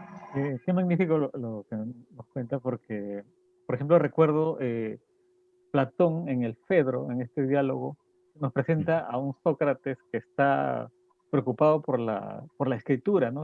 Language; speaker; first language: Spanish; native; Spanish